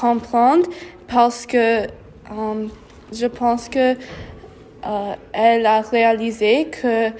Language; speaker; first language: French; non-native, learner; English